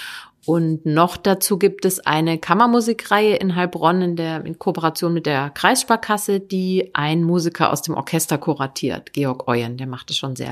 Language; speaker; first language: German; native; German